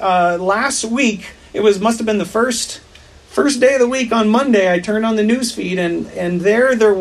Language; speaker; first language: English; native; English